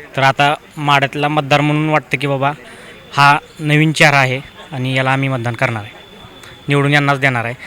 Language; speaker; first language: Marathi; native; Marathi